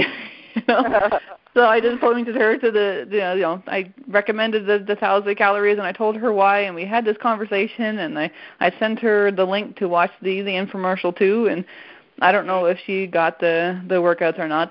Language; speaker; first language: English; non-native, fluent; French